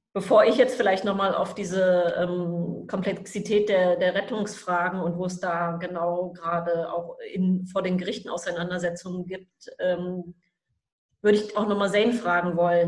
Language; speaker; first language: German; native; German